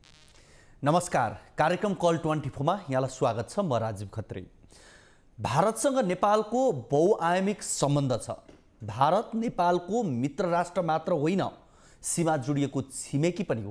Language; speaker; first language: Nepali; native; Nepali